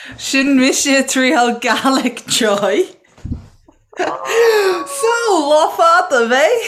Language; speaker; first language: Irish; non-native, local second language; English